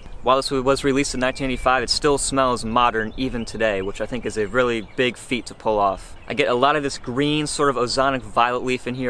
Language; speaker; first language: English; native; English